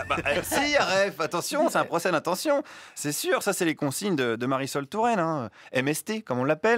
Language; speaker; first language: French; native; French